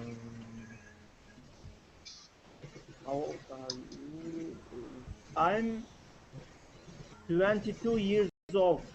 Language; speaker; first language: English; non-native, learner; Turkish